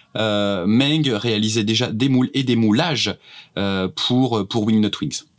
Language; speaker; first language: French; native; French